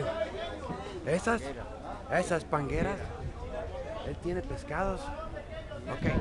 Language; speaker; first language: Spanish; non-native, fluent; English